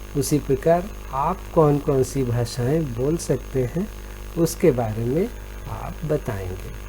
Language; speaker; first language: Hindi; native; Hindi